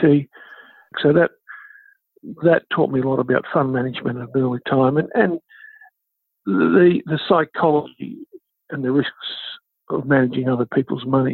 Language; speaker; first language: English; native; English